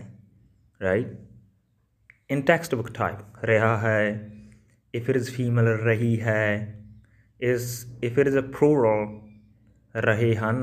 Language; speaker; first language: English; non-native, local second language; Punjabi